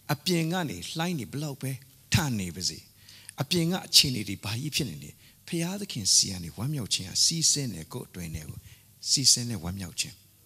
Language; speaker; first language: Burmese; non-native, local second language; Hakha Chin